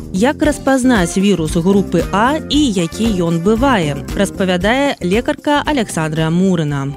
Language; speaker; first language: Belarusian; native; Belarusian